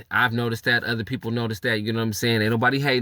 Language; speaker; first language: English; native; English